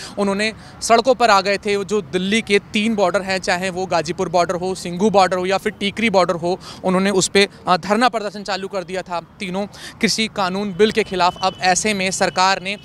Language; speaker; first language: Hindi; native; Hindi